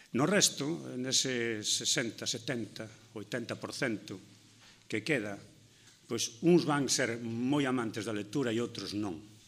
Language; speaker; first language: Galician; non-native, local second language; Spanish